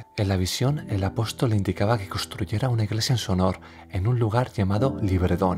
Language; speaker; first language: Spanish; native; Spanish